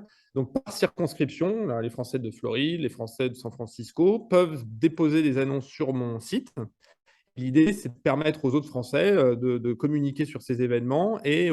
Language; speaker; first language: French; native; French